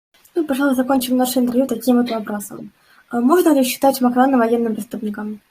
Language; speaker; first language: Russian; native; Russian